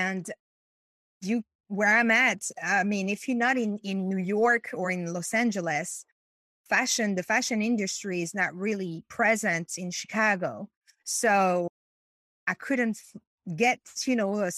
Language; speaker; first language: English; non-native, fluent; French